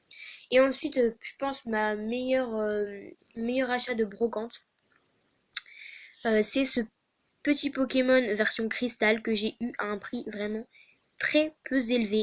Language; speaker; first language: French; native; French